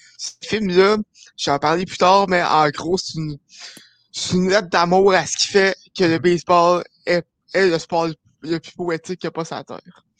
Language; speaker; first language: French; native; French